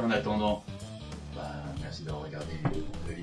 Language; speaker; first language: French; native; French